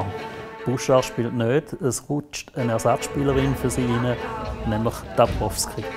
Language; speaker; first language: German; native; German